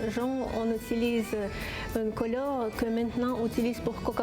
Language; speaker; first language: French; non-native, fluent; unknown